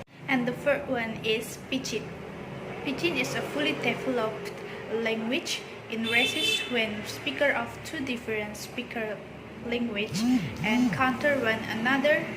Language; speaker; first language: English; non-native, learner; Indonesian